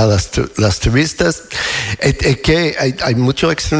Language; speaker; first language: Spanish; non-native, learner; English